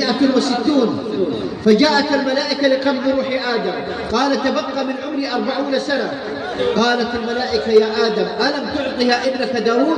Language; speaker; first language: Arabic; native; Arabic